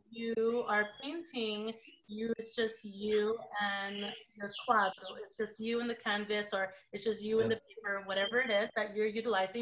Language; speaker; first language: English; early bilingual, other home language; Portuguese